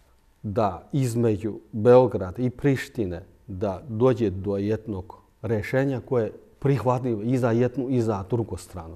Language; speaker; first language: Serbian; non-native, fluent; Chinese